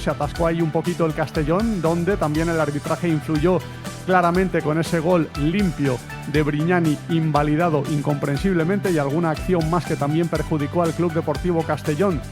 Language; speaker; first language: Spanish; native; Spanish